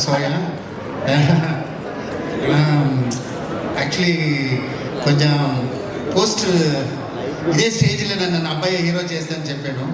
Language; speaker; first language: Telugu; non-native, learner; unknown